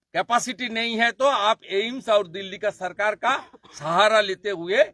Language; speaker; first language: Hindi; non-native, local second language; Bangla